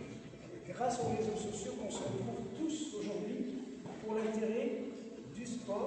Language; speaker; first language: French; non-native, local second language; Arabic